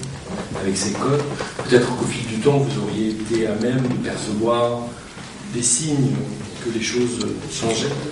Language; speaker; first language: French; native; French